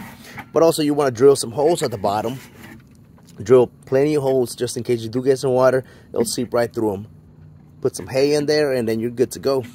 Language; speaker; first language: English; native; English